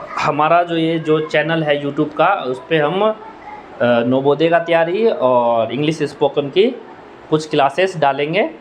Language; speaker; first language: Hindi; native; Hindi